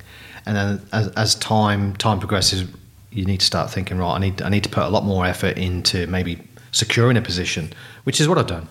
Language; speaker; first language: English; native; English